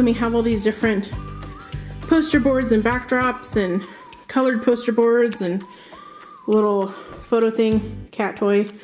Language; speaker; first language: English; native; English